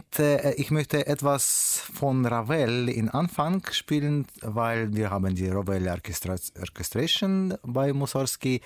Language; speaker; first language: German; non-native, learner; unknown